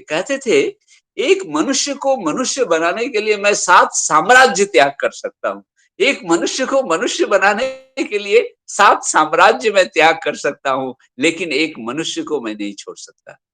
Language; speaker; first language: Hindi; non-native, local second language; Bangla